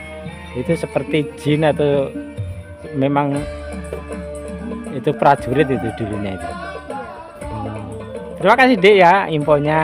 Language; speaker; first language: Indonesian; non-native, local second language; Javanese